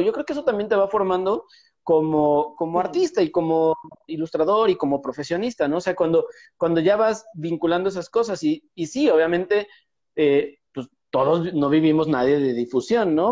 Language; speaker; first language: Spanish; native; Spanish